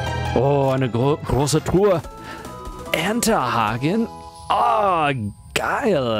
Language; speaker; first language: German; non-native, fluent; English